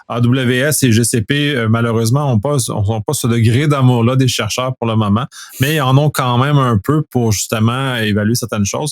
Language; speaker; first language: French; native; French